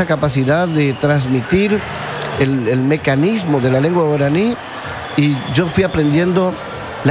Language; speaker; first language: Spanish; non-native, local second language; Guarani